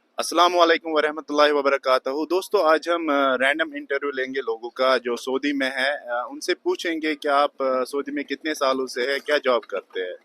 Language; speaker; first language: Hindi; non-native, local second language; Kashmiri